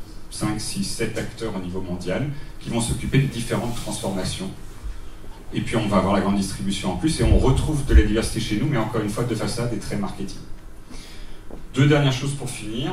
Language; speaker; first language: French; native; French